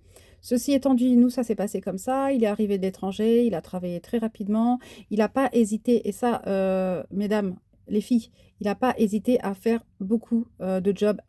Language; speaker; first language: French; native; French